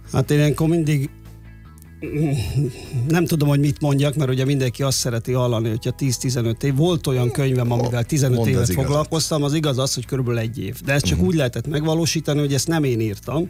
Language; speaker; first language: Hungarian; native; Hungarian